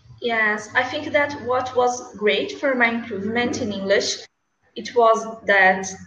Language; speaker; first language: English; non-native, learner; Portuguese